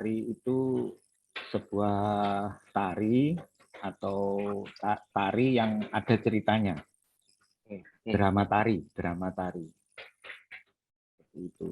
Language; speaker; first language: Indonesian; native; Indonesian